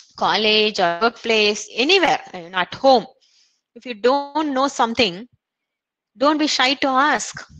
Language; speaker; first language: English; non-native, local second language; Tamil